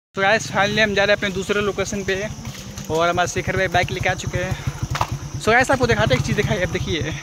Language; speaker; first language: Hindi; native; Hindi